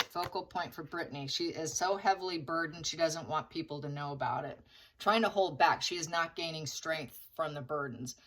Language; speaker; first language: English; native; English